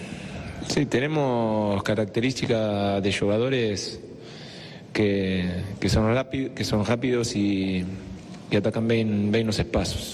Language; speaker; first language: Portuguese; non-native, fluent; Spanish